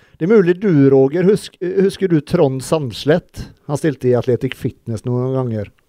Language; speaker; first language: Norwegian; native; Norwegian